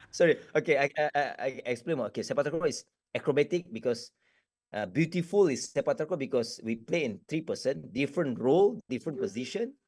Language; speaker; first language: English; non-native, local second language; Malay